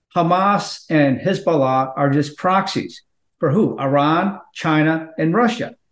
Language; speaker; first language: English; native; English